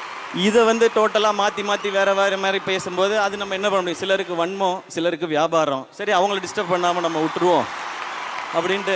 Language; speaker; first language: Tamil; native; Tamil